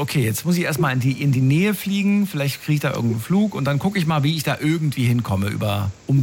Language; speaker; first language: German; native; German